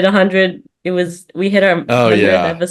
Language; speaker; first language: English; native; English